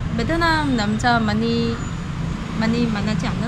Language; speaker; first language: Korean; non-native, learner; Vietnamese